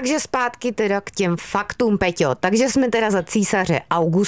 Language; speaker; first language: Czech; native; Czech